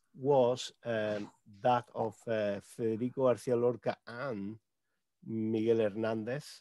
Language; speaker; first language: English; non-native, fluent; Spanish